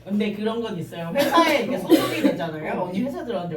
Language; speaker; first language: Korean; native; Korean